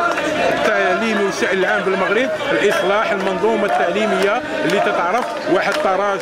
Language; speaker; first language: Arabic; native; Arabic